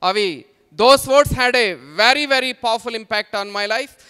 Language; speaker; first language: English; non-native, local second language; Telugu